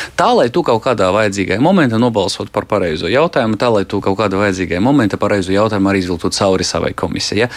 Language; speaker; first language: Latvian; non-native, local second language; Russian